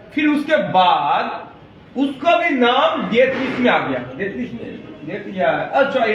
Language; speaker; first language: Hindi; non-native, local second language; Bangla